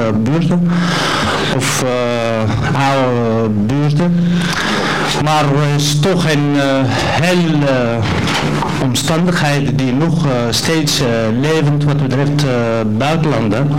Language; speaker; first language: Dutch; non-native, learner; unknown